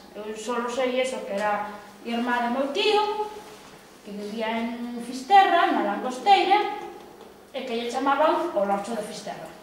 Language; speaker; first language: Galician; native; Galician